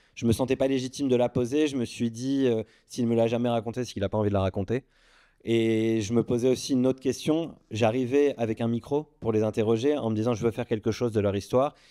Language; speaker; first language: French; early bilingual, other home language; Arabic